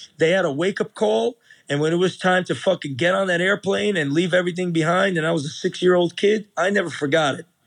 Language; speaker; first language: English; early bilingual, other home language; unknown